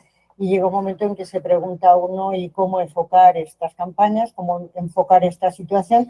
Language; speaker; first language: Spanish; native; Spanish